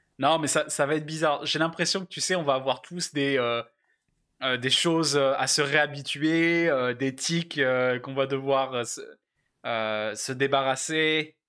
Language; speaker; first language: French; native; French